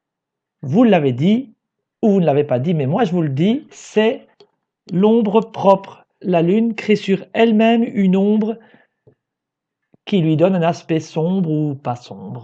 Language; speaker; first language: French; native; French